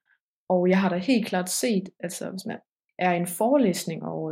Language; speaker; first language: Danish; early bilingual, heritage; Danish